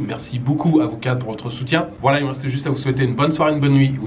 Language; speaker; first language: French; native; French